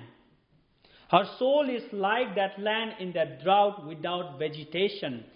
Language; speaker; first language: English; non-native, local second language; Nepali